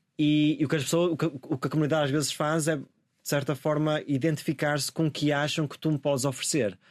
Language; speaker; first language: Portuguese; native; Portuguese